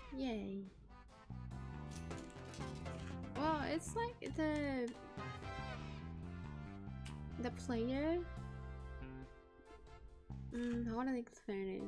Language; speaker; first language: English; non-native, learner; Japanese